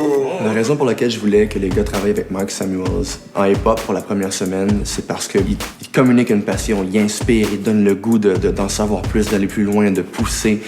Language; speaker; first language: French; native; French